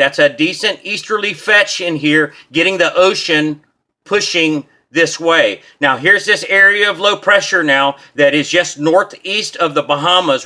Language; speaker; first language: English; native; English